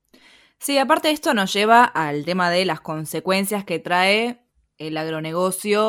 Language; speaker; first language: Spanish; native; Spanish